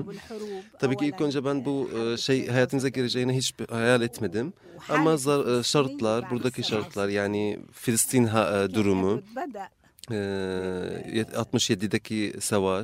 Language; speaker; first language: Turkish; non-native, fluent; Arabic